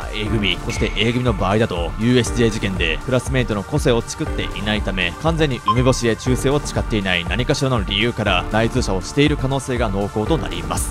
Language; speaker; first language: Japanese; native; Japanese